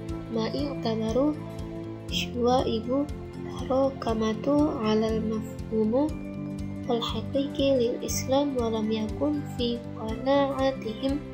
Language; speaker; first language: Arabic; non-native, learner; Indonesian